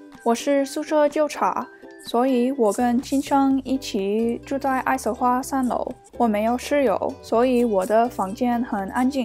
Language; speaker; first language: Chinese; non-native, learner; English